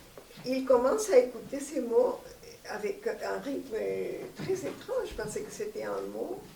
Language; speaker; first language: French; non-native, fluent; Spanish